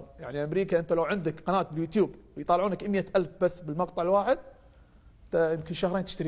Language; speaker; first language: Arabic; native; Arabic